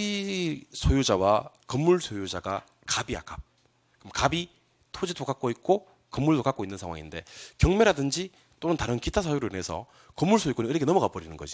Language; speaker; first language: Korean; native; Korean